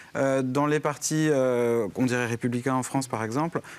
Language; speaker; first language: French; native; French